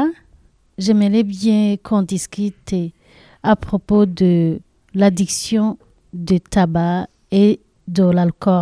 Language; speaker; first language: French; non-native, learner; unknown